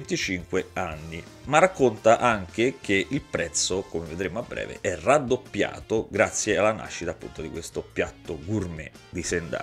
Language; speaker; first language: Italian; native; Italian